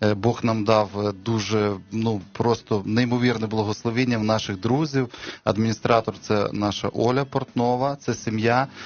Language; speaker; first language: Ukrainian; native; Ukrainian